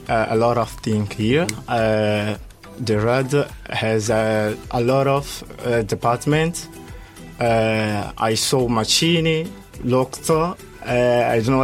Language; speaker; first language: English; non-native, learner; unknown